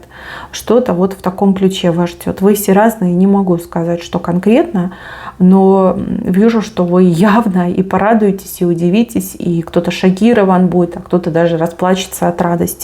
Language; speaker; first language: Russian; native; Russian